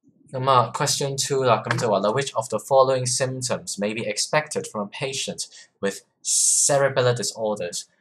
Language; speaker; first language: English; non-native, local second language; Cantonese